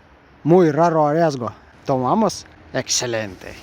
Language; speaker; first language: Spanish; non-native, learner; Russian